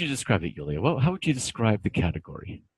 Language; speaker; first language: English; native; English